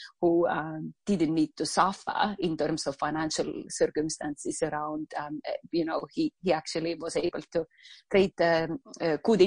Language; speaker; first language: English; non-native, fluent; Estonian